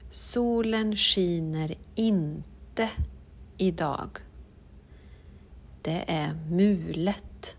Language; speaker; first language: Swedish; non-native, learner; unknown